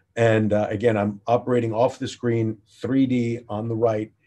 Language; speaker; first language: English; native; English